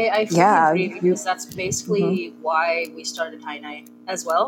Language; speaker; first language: English; non-native, local second language; Filipino